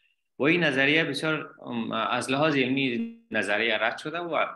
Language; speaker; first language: Persian; native; Persian